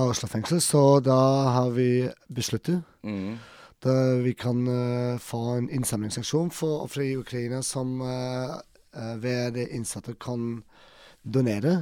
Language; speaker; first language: Norwegian; non-native, learner; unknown